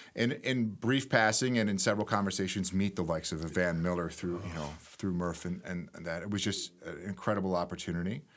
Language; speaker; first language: English; native; English